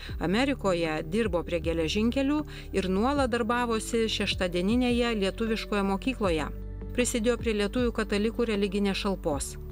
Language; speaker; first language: Lithuanian; native; Lithuanian